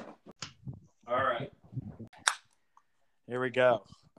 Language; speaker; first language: English; native; English